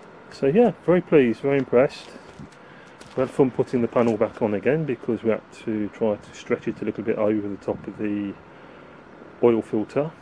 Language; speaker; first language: English; native; English